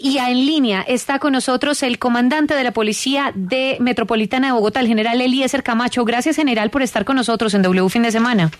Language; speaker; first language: Spanish; native; Spanish